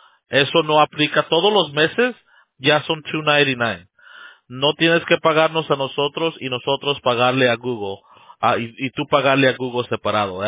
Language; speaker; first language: Spanish; early bilingual, heritage; Spanish